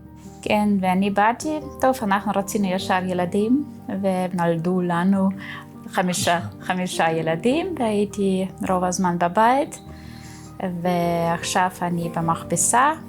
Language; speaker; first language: Hebrew; non-native, learner; German